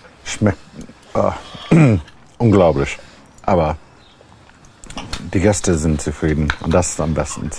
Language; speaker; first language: German; non-native, fluent; English